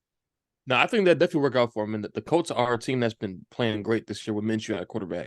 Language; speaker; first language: English; native; English